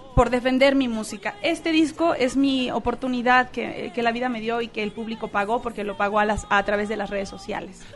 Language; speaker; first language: Spanish; native; Spanish